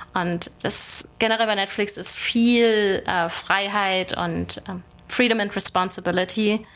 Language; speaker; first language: German; native; German